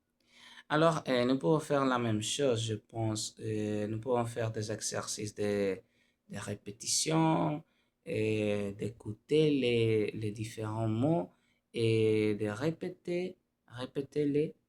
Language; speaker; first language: French; non-native, learner; Spanish